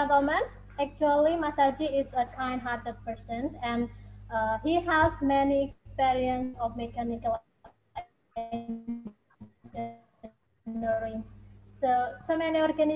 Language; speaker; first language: English; non-native, learner; Indonesian